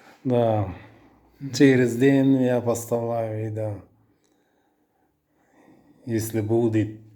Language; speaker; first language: Russian; non-native, learner; Uzbek